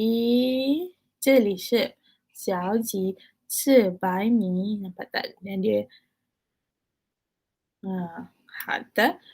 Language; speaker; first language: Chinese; non-native, fluent; Malay